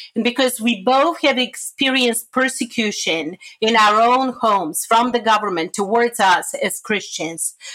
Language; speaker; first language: English; non-native, fluent; Bulgarian